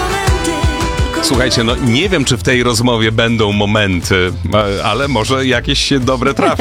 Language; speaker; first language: Polish; native; Polish